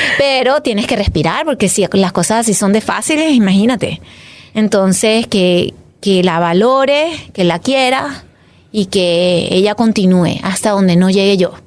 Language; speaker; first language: Spanish; native; Spanish